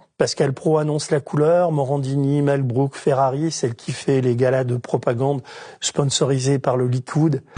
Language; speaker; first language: French; native; French